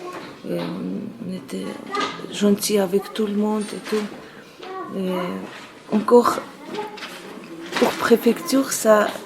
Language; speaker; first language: French; non-native, learner; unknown